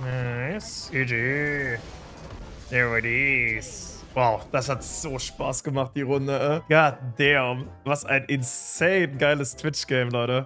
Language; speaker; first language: German; native; German